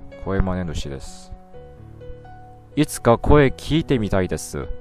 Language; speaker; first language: Japanese; non-native, learner; Korean